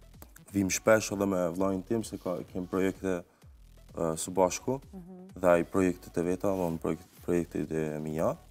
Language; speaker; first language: Albanian; early bilingual, heritage; Albanian